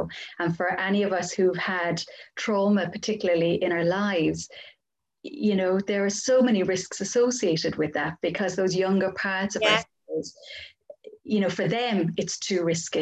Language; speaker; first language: English; native; English